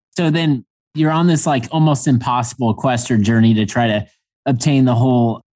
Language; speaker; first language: English; native; English